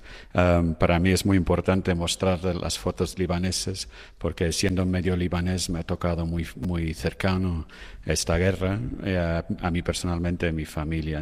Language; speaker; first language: Spanish; non-native, fluent; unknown